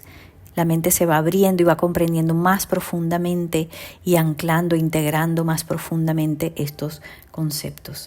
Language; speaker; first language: Spanish; native; Spanish